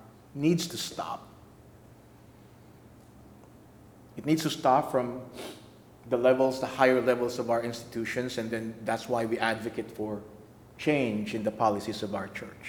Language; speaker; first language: English; non-native, local second language; Filipino